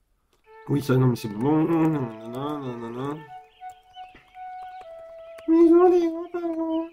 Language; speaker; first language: French; native; French